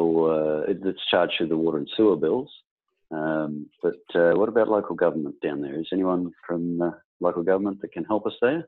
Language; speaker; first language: English; native; English